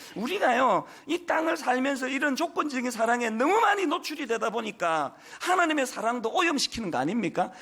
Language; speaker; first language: Korean; native; Korean